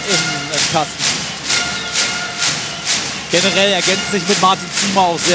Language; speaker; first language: German; native; German